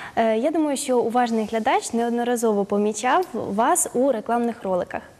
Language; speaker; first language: Ukrainian; native; Ukrainian